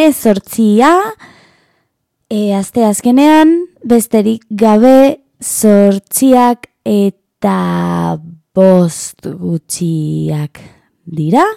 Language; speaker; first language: Basque; non-native, learner; Spanish